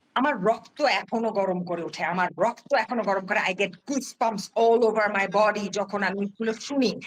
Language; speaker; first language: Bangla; early bilingual, heritage; Bangla